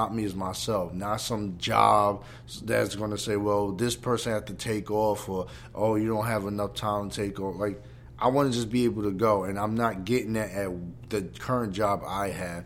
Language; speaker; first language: English; native; English